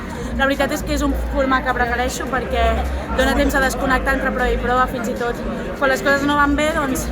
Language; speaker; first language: Catalan; native; Catalan